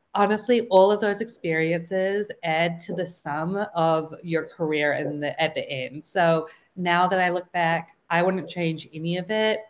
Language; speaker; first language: English; native; English